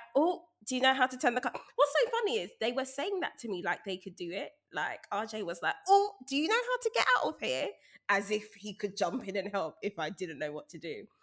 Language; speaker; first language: English; native; English